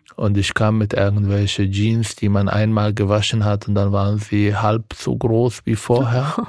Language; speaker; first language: German; non-native, fluent; Arabic